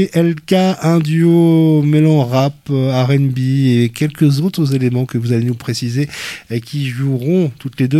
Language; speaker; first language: French; native; French